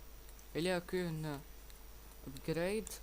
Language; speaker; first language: French; non-native, learner; English